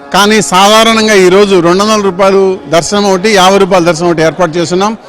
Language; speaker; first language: Telugu; native; Telugu